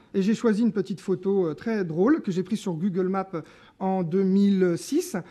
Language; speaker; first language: French; native; French